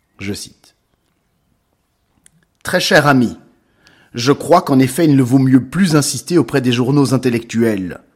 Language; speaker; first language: French; native; French